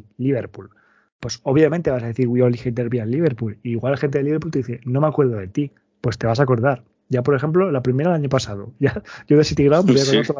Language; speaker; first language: Spanish; native; Spanish